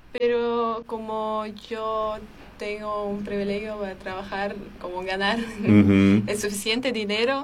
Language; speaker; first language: Spanish; non-native, fluent; Armenian